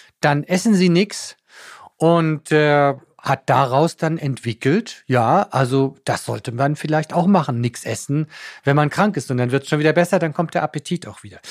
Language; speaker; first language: German; native; German